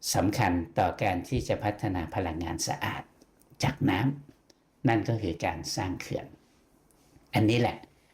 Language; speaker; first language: Thai; native; Thai